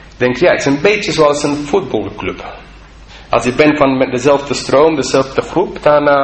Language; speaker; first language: Dutch; non-native, fluent; English